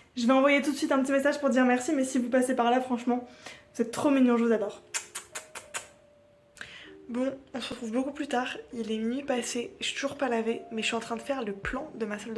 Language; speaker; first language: French; native; French